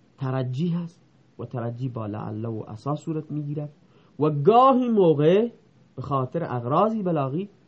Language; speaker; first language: Persian; non-native, local second language; Baluchi